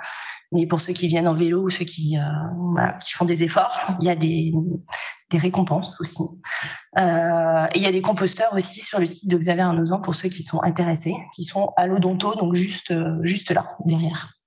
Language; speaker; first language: French; native; French